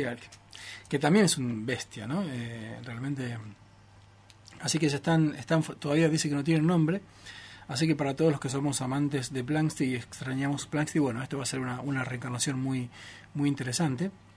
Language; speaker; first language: Spanish; native; Spanish